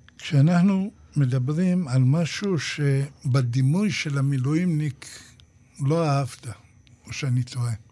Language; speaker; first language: Hebrew; native; Hebrew